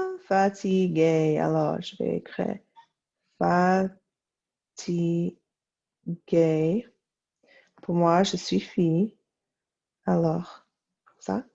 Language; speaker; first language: French; non-native, fluent; English